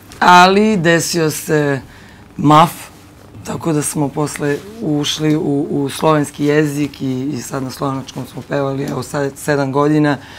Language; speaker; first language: Serbian; early bilingual, heritage; Bosnian